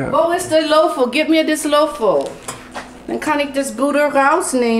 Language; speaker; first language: German; non-native, learner; English